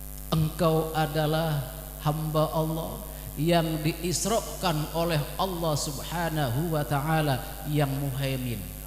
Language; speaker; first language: Malay; non-native, local second language; Javanese